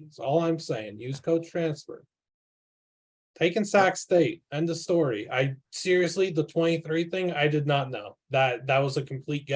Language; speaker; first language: English; native; English